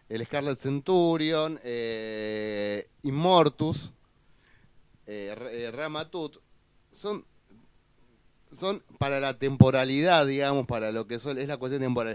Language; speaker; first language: Spanish; native; Spanish